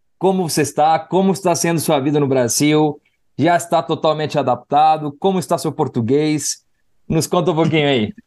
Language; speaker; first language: Portuguese; non-native, fluent; Spanish